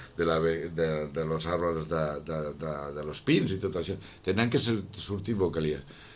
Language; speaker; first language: Catalan; non-native, local second language; Spanish